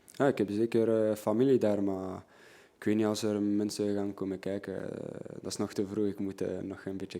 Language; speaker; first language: Dutch; non-native, local second language; French